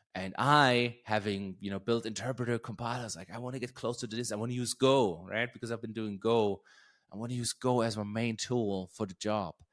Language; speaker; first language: English; non-native, fluent; German